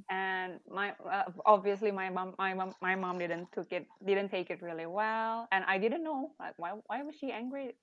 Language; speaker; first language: English; non-native, fluent; Indonesian